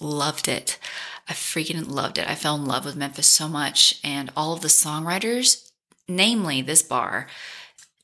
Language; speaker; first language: English; native; English